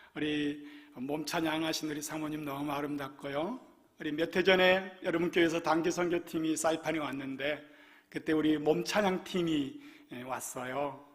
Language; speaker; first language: Korean; native; Korean